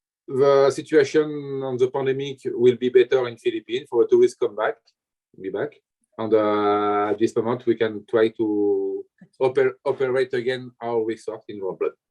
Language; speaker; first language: English; non-native, learner; French